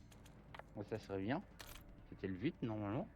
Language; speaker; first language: French; native; French